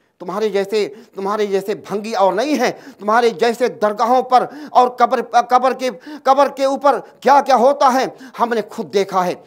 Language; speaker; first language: Urdu; native; Urdu